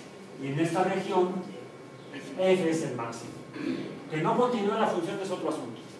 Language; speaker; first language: Spanish; native; Spanish